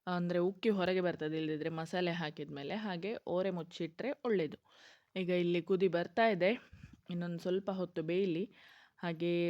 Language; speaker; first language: Kannada; non-native, local second language; Konkani